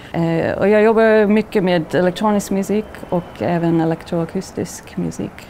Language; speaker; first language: Swedish; non-native, fluent; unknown